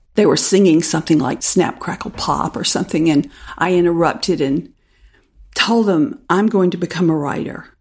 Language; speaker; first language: English; native; English